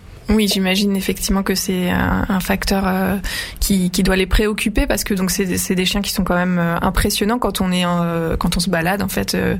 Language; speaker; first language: French; native; French